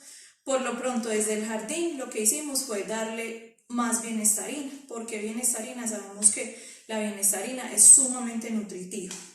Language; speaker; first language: Spanish; native; Spanish